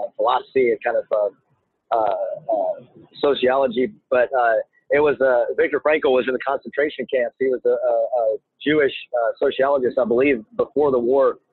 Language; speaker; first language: English; native; English